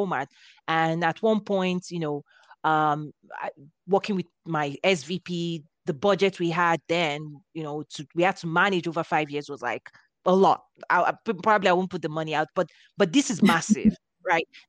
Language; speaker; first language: English; non-native, local second language; Yoruba